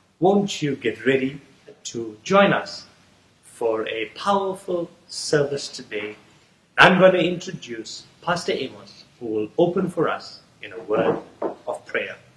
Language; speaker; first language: English; native; English